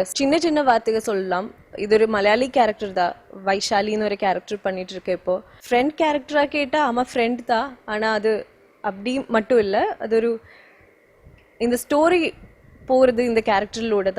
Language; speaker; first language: Tamil; non-native, learner; Malayalam